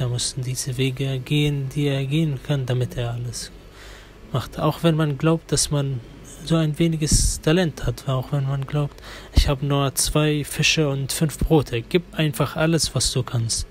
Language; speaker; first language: German; non-native, fluent; Arabic